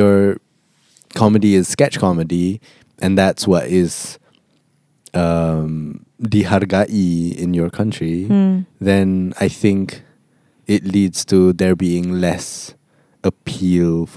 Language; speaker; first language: English; non-native, local second language; Malay